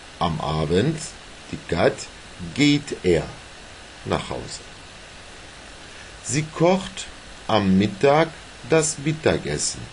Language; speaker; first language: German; non-native, fluent; Turkish